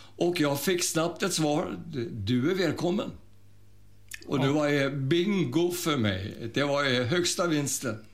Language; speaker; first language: Swedish; non-native, fluent; German